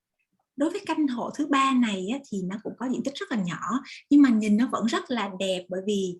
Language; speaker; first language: Vietnamese; native; Vietnamese